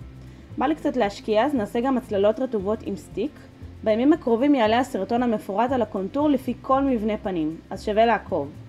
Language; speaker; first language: Hebrew; native; Hebrew